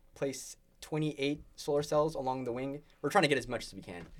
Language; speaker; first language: English; native; English